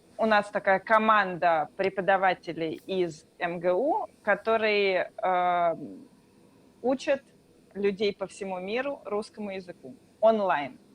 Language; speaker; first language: Russian; native; Russian